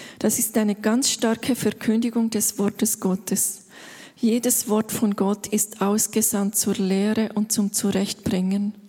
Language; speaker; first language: German; native; German